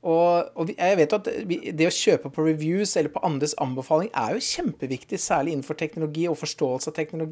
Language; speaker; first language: Norwegian; native; Norwegian